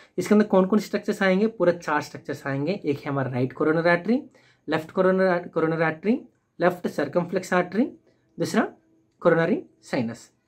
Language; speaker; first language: Hindi; non-native, local second language; Telugu